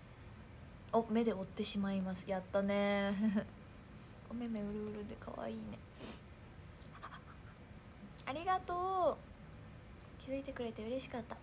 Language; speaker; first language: Japanese; native; Japanese